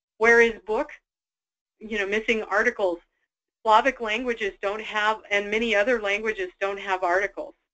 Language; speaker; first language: English; native; English